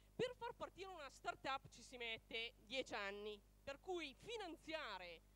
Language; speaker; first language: Italian; native; Italian